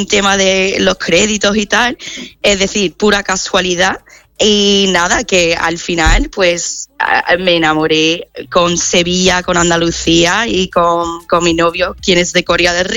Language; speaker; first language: Spanish; non-native, fluent; English